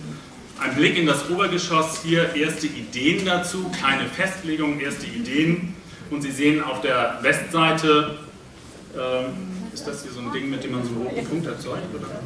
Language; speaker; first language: German; native; German